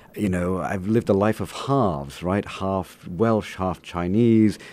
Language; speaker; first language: English; native; English